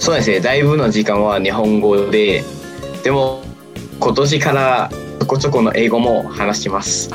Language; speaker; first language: Japanese; non-native, fluent; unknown